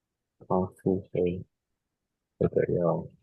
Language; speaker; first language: Chinese; non-native, learner; Indonesian